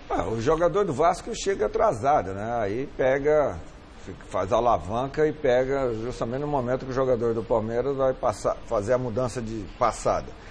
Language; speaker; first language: Portuguese; native; Portuguese